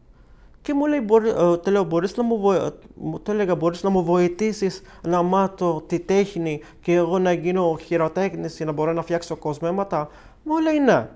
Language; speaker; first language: Greek; early bilingual, other home language; Arabic